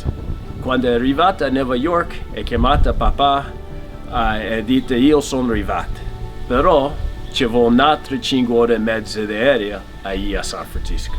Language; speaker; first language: Italian; early bilingual, heritage; Italian